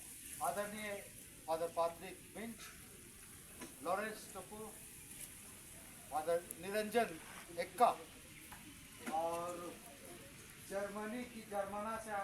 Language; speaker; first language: Hindi; native; Hindi